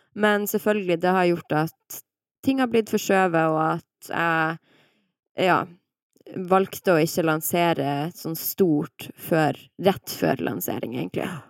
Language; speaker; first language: Norwegian; native; Norwegian